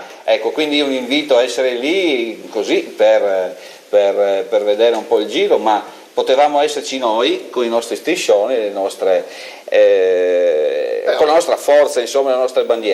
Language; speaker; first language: Italian; native; Italian